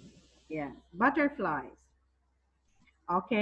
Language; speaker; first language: English; non-native, fluent; Thai